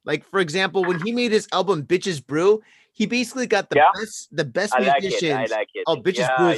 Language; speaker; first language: English; native; English